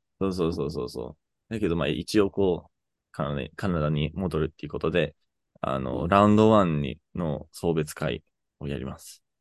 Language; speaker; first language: Japanese; non-native, fluent; English